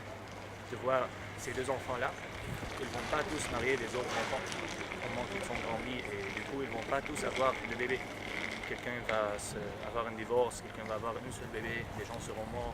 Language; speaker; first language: French; non-native, learner; Arabic